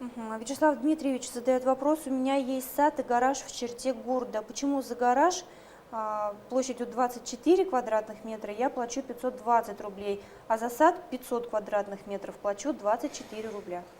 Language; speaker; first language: Russian; native; Russian